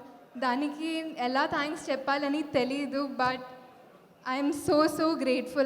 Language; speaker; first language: Telugu; non-native, local second language; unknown